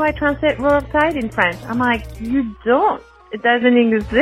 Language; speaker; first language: English; non-native, fluent; Japanese